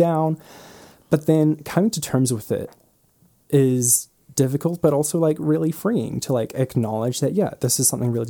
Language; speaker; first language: English; native; English